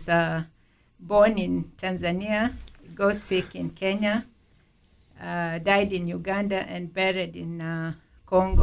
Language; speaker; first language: English; non-native, local second language; Kalenjin